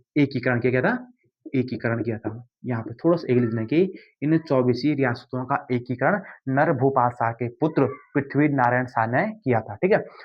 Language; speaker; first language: Hindi; native; Hindi